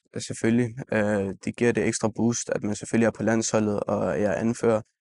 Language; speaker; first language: Danish; native; Danish